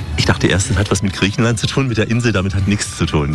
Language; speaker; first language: German; native; German